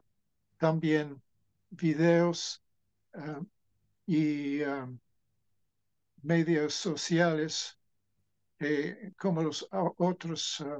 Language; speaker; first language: Spanish; non-native, fluent; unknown